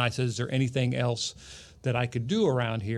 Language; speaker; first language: English; native; English